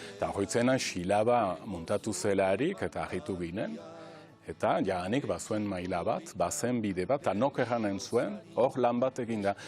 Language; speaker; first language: Basque; native; Basque